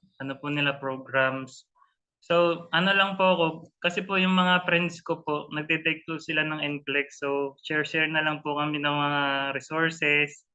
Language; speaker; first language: Filipino; native; Filipino